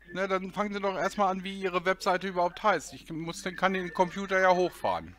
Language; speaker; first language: German; native; German